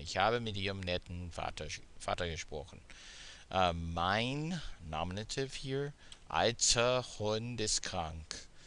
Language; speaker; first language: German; non-native, fluent; English